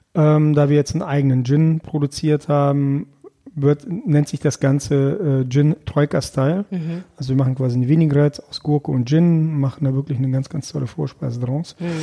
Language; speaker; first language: German; early bilingual, other home language; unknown